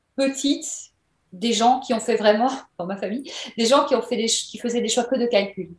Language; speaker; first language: French; native; French